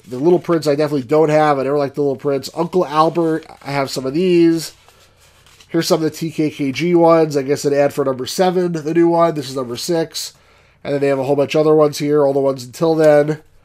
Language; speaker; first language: English; native; English